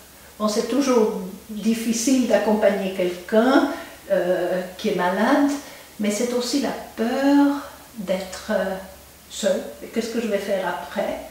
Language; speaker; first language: French; non-native, local second language; German